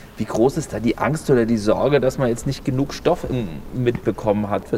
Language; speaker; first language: German; native; German